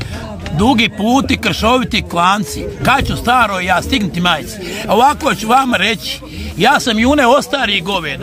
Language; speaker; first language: Serbian; native; Serbian